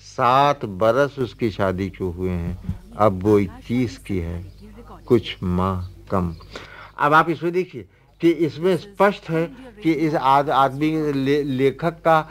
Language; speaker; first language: Hindi; native; Hindi